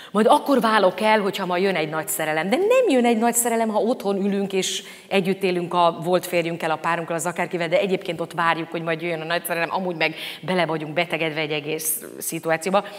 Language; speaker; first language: Hungarian; native; Hungarian